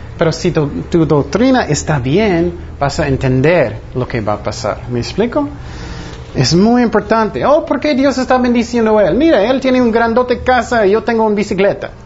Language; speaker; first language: Spanish; non-native, fluent; English